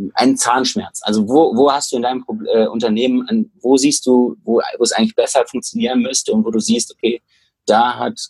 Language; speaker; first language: German; native; German